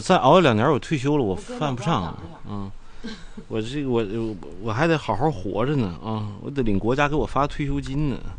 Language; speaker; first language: Chinese; native; Chinese